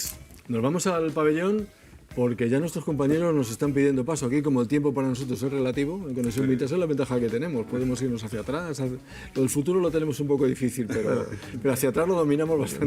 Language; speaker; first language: Spanish; native; Spanish